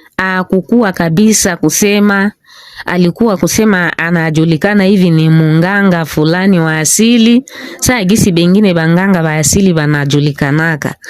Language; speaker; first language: Swahili; non-native, local second language; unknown